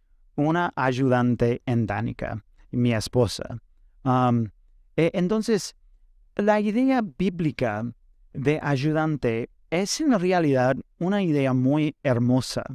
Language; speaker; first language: Spanish; non-native, fluent; English